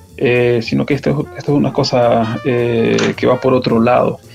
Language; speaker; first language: Spanish; native; Spanish